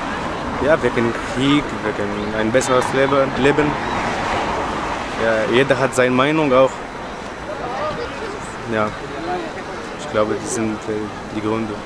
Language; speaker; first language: German; non-native, learner; Arabic